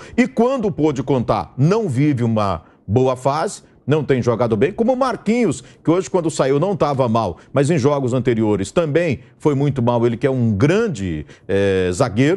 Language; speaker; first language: Portuguese; native; Portuguese